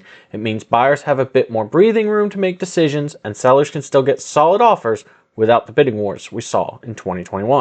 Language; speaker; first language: English; native; English